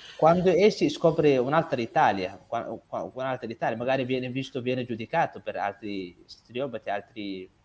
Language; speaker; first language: Italian; non-native, fluent; Somali